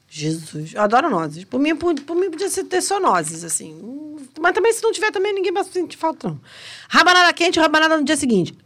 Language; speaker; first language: Portuguese; native; Portuguese